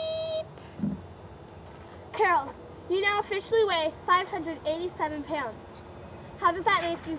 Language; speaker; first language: English; native; English